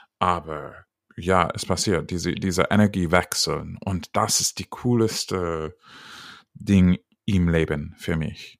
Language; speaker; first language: German; non-native, learner; English